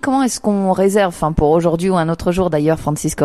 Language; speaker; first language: French; native; French